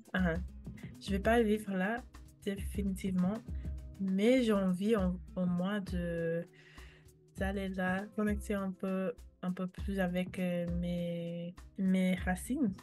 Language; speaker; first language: French; non-native, fluent; English